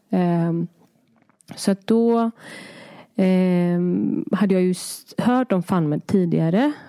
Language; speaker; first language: Swedish; early bilingual, other home language; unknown